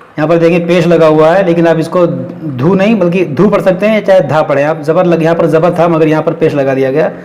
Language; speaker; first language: Hindi; native; Hindi